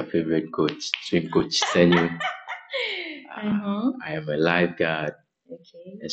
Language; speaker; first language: English; non-native, local second language; Ewe